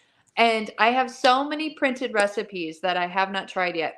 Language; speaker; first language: English; native; English